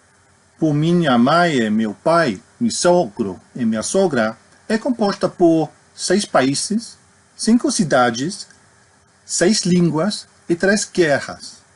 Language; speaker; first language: Portuguese; non-native, fluent; English